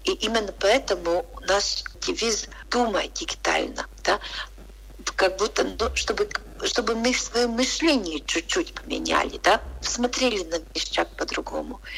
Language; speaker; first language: Russian; non-native, local second language; Latvian